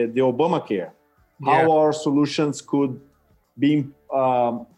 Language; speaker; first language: English; non-native, fluent; Portuguese